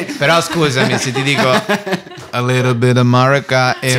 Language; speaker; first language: Italian; native; Italian